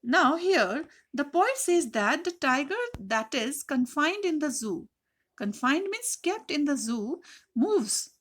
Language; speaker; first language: English; non-native, local second language; Hindi